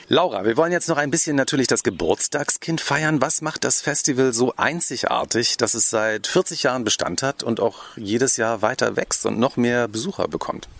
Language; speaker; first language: German; native; German